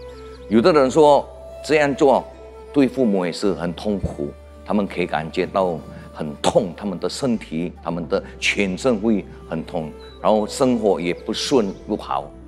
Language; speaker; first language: Chinese; non-native, fluent; Indonesian